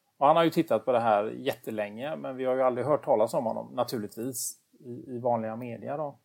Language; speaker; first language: Swedish; native; Swedish